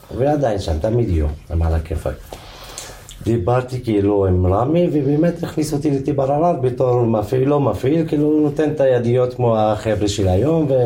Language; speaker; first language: Hebrew; non-native, local second language; Arabic